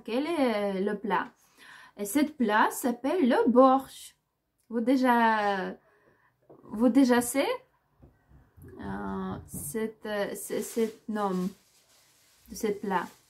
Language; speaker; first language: French; non-native, learner; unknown